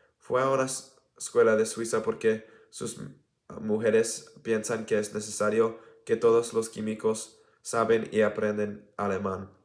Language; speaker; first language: Spanish; non-native, learner; English